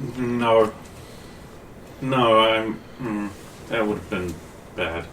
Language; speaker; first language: English; native; English